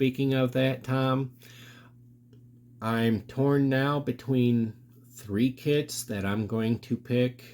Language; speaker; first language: English; native; English